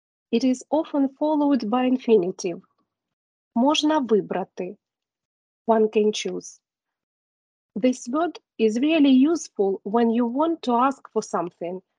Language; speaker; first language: English; non-native, fluent; Ukrainian